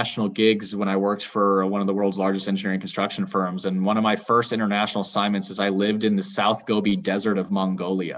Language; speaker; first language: English; native; English